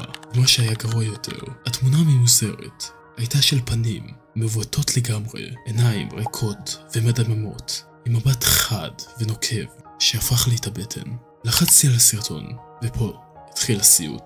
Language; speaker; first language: Hebrew; native; Hebrew